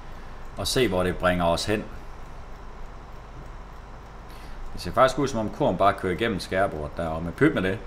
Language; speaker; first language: Danish; native; Danish